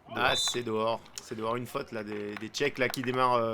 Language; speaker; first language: French; native; French